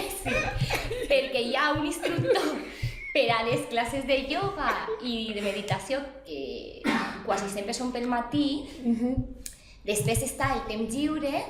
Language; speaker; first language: Catalan; non-native, local second language; Spanish